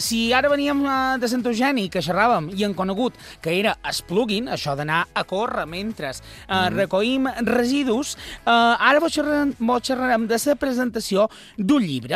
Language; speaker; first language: Catalan; native; Catalan